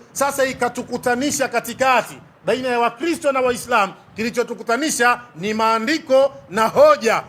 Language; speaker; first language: Swahili; native; Swahili